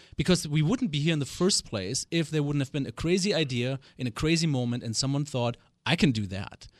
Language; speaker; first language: English; non-native, fluent; German